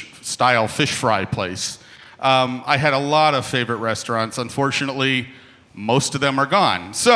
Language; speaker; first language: English; native; English